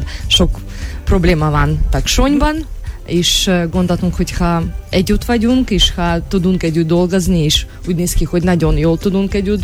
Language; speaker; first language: Hungarian; non-native, fluent; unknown